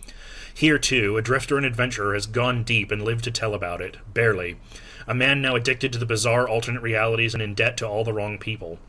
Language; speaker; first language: English; native; English